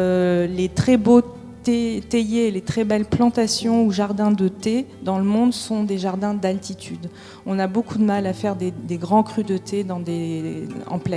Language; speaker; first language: French; native; French